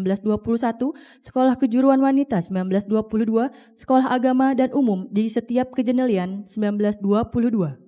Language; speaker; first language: Indonesian; native; Indonesian